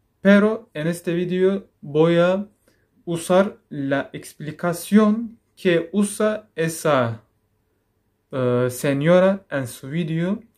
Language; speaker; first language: Spanish; non-native, fluent; Turkish